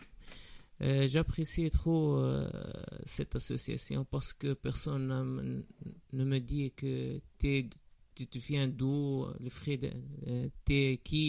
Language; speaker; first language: French; non-native, learner; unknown